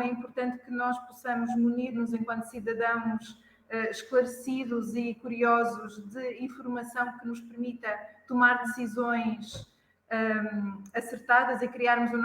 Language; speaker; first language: Portuguese; native; Portuguese